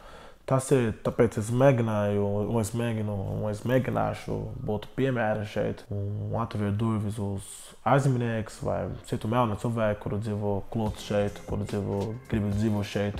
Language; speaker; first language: Latvian; non-native, learner; Portuguese